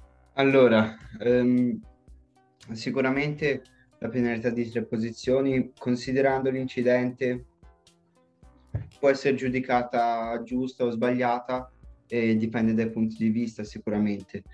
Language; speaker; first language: Italian; native; Italian